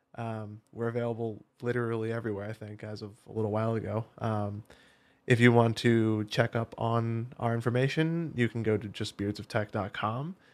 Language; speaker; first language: English; native; English